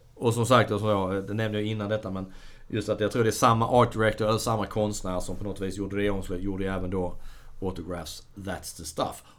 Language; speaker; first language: Swedish; native; Swedish